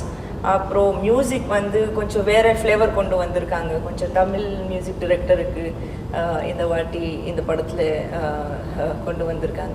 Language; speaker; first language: Tamil; non-native, local second language; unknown